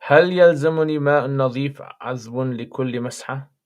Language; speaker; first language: Arabic; non-native, fluent; English